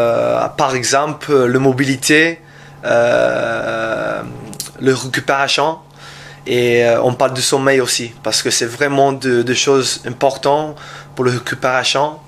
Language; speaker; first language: French; non-native, learner; English